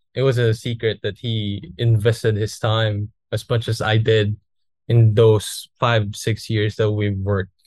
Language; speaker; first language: English; non-native, local second language; Filipino